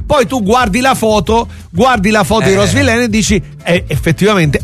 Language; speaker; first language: Italian; native; Italian